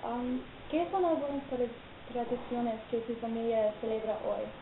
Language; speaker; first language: Spanish; non-native, learner; English